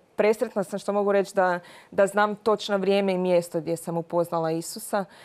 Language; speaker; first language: Croatian; native; Croatian